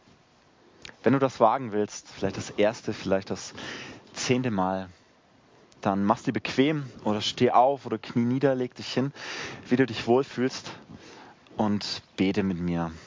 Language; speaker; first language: German; native; German